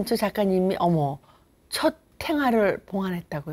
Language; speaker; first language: Korean; native; Korean